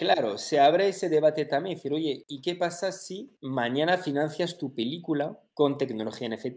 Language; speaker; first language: Spanish; native; Spanish